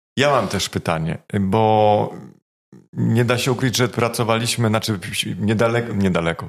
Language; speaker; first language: Polish; native; Polish